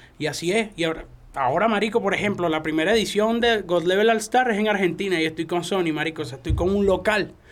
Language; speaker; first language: Spanish; native; Spanish